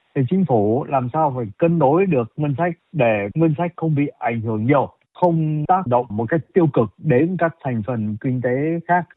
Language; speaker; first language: Vietnamese; native; Vietnamese